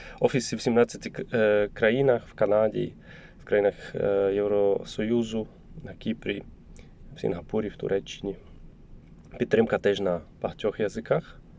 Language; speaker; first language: Ukrainian; non-native, learner; Polish